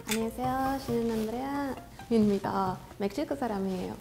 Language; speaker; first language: Korean; non-native, learner; Spanish